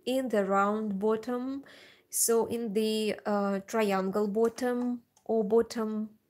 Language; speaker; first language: English; non-native, learner; Russian